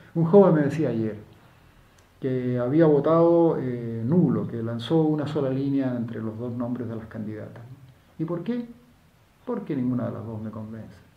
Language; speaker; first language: Spanish; native; Spanish